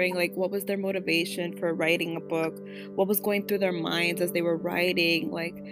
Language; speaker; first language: English; early bilingual, other home language; Spanish